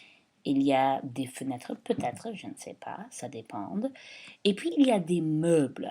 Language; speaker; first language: French; non-native, fluent; English